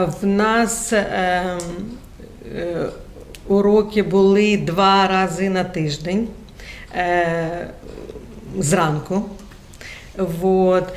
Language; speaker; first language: Ukrainian; non-native, local second language; Russian